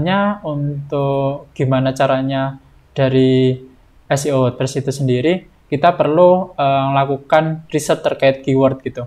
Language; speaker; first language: Indonesian; native; Indonesian